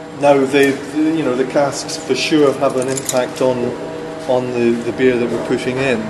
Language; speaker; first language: English; native; English